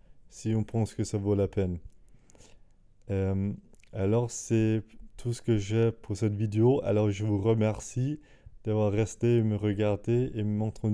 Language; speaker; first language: French; non-native, fluent; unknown